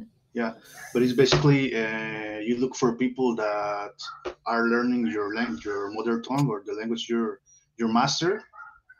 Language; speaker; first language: English; non-native, learner; Spanish